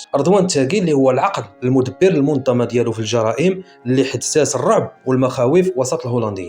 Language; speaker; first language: Arabic; native; Arabic